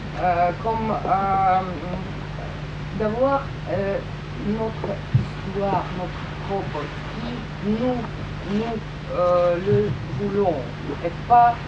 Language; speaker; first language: French; non-native, fluent; Russian